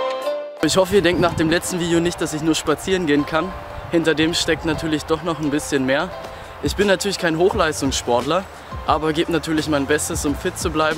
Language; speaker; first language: German; native; German